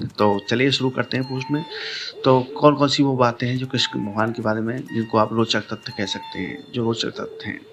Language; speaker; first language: Hindi; native; Hindi